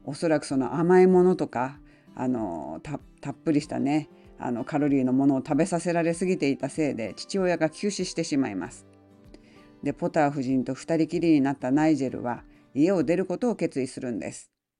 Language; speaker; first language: Japanese; native; Japanese